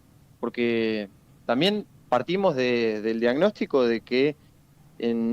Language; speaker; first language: Spanish; native; Spanish